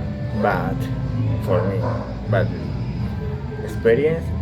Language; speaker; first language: English; non-native, learner; Spanish